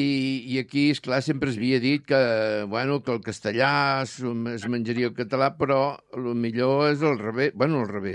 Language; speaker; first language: Catalan; native; Catalan